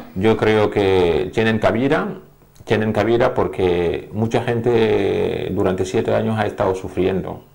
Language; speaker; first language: Spanish; non-native, fluent; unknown